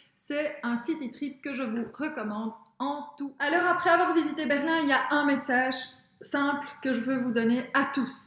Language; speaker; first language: French; native; French